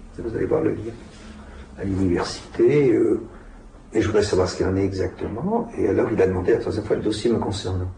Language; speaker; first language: French; native; French